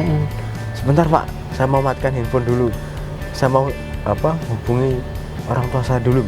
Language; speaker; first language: Indonesian; native; Indonesian